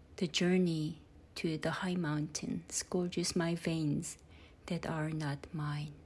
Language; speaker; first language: English; non-native, fluent; Korean